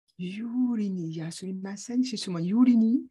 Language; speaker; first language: Japanese; non-native, learner; French